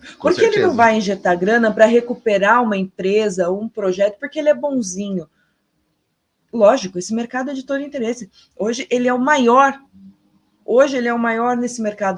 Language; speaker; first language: Portuguese; native; Portuguese